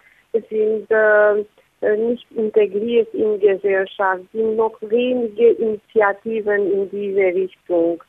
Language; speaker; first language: German; non-native, learner; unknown